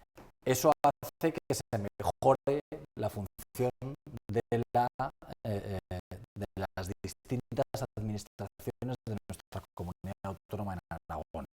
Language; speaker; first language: Spanish; native; Spanish